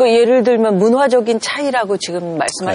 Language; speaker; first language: Korean; native; Korean